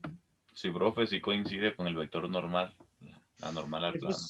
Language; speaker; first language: Spanish; native; Spanish